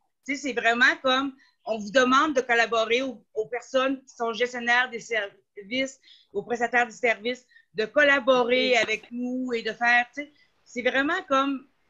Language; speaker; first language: French; native; French